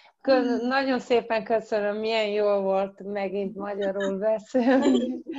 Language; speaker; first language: Hungarian; early bilingual, heritage; Croatian